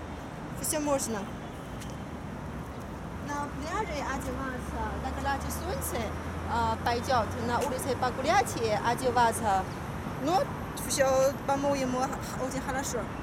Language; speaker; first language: Russian; non-native, learner; Chinese